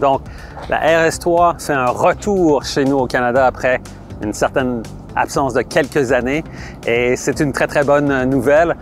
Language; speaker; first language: French; native; French